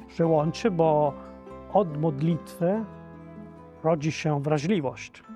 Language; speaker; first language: Polish; non-native, fluent; Italian